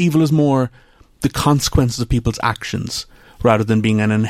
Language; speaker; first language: English; native; English